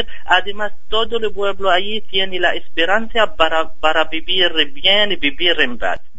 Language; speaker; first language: Spanish; non-native, fluent; Arabic